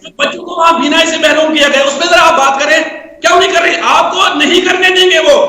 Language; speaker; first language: Urdu; non-native, local second language; Kashmiri